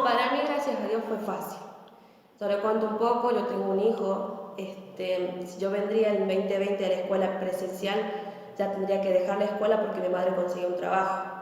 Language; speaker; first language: Spanish; native; Spanish